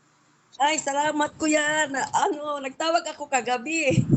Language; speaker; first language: Filipino; non-native, local second language; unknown